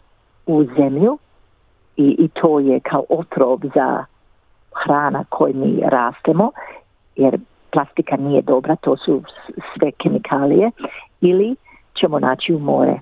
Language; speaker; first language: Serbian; early bilingual, heritage; English